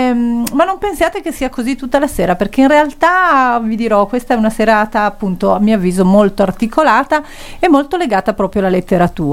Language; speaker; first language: Italian; native; Italian